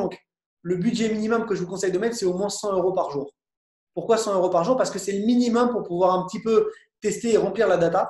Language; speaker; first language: French; native; French